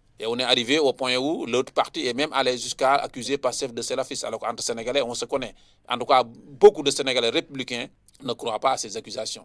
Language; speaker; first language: French; non-native, local second language; Wolof